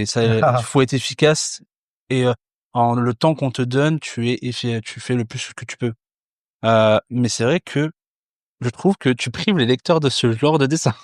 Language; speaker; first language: French; native; French